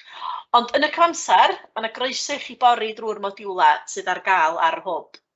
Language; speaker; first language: Welsh; native; Welsh